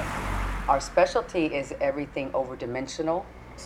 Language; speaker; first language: English; early bilingual, other home language; Spanish